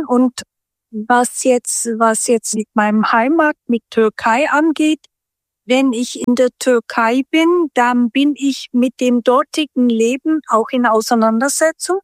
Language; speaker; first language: German; early bilingual, other home language; Turkish